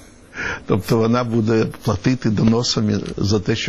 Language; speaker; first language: Ukrainian; non-native, local second language; Russian